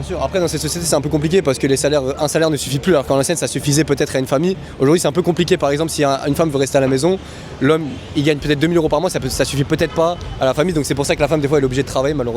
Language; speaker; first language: French; native; French